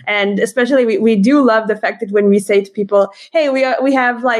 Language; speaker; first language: English; non-native, fluent; Hebrew